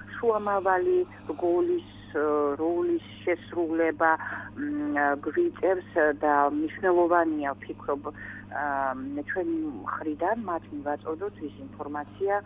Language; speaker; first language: Georgian; native; Georgian